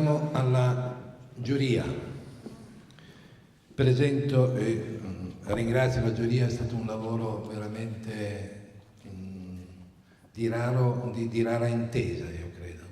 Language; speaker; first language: Italian; native; Italian